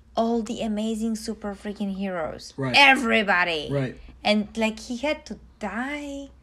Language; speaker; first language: English; non-native, fluent; Polish